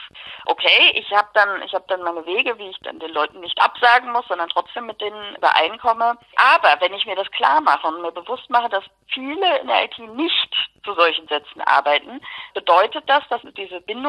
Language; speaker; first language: German; native; German